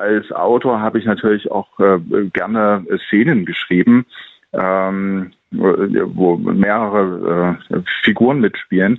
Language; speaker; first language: German; native; German